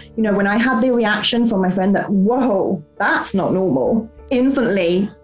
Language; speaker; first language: English; native; English